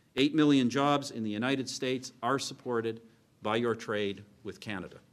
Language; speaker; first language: English; native; English